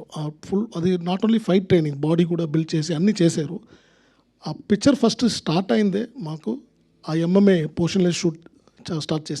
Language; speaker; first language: Telugu; non-native, learner; Tamil